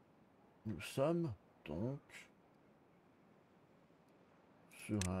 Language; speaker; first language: French; native; French